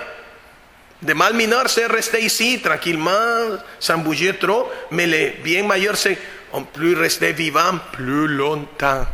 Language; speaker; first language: French; non-native, fluent; Spanish